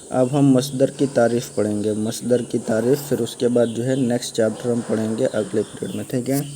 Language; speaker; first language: Urdu; native; Urdu